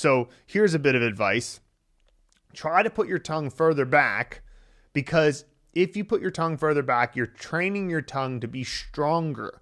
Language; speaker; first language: English; native; English